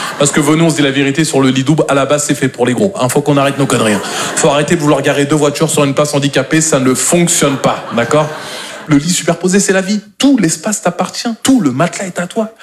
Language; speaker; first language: French; native; French